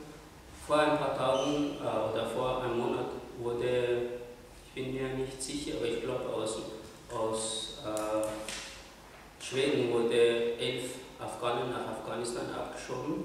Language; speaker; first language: German; non-native, fluent; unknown